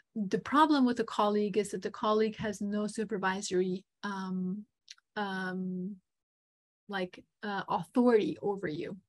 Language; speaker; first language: English; non-native, fluent; Serbian